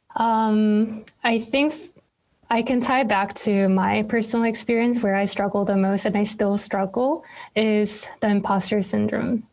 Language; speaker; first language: English; non-native, fluent; Korean